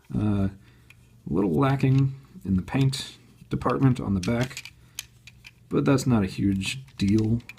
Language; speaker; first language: English; native; English